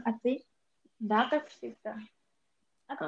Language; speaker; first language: Russian; non-native, learner; Korean